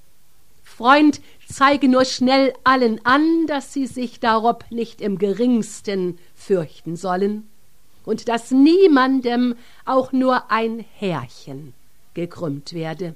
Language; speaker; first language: German; native; German